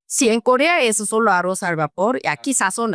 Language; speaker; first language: Spanish; non-native, fluent; Korean